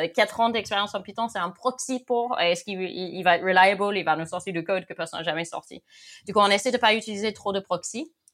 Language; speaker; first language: French; non-native, fluent; English